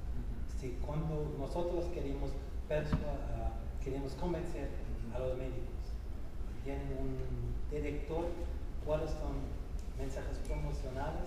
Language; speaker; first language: Spanish; non-native, fluent; German